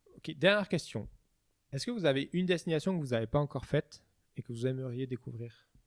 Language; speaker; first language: French; native; French